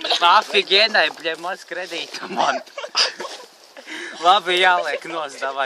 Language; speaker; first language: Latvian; native; Latvian